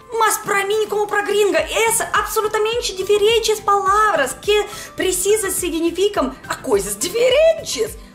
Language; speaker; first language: Portuguese; non-native, learner; Russian